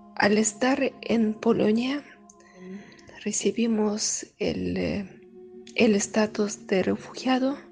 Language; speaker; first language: Spanish; non-native, fluent; Russian